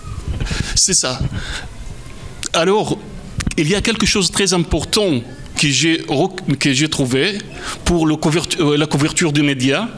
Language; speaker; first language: French; non-native, fluent; Arabic